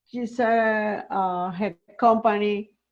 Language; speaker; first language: English; non-native, learner; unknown